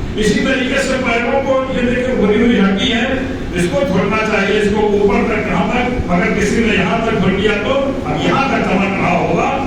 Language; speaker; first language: Urdu; native; Urdu